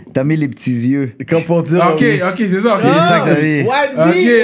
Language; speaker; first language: French; native; French